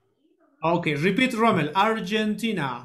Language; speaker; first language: English; non-native, learner; Spanish